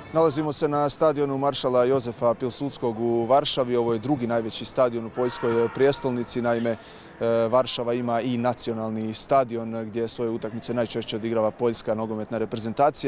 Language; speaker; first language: Croatian; native; Croatian